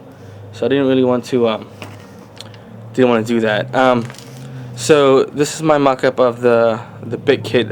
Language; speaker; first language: English; native; English